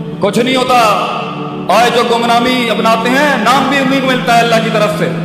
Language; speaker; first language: Urdu; non-native, local second language; Punjabi